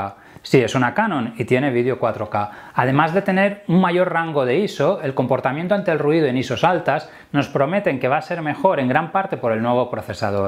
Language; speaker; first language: Spanish; native; Spanish